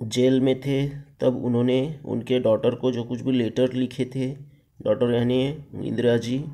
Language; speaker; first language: Hindi; non-native, local second language; Marathi